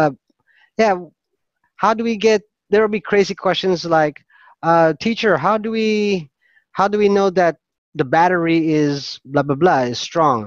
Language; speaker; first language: English; non-native, fluent; Filipino